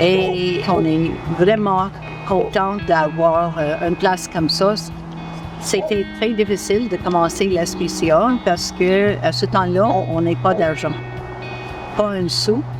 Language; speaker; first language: French; non-native, local second language; English